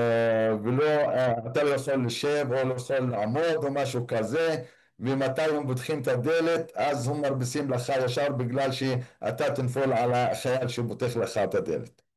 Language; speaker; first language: Hebrew; non-native, local second language; Arabic